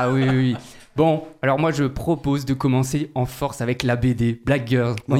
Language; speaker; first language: French; native; French